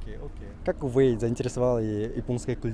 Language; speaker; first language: Russian; non-native, fluent; Japanese